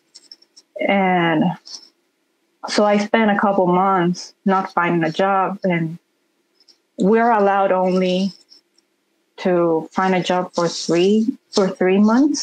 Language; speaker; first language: English; non-native, fluent; Spanish